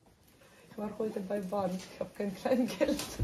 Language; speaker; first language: German; non-native, fluent; Russian